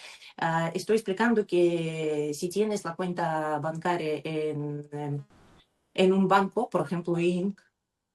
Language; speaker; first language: Spanish; non-native, learner; Russian